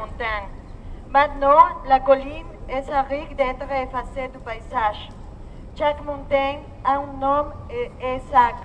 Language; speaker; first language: French; non-native, learner; Spanish